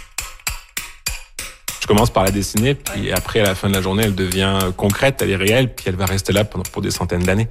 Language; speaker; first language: French; native; French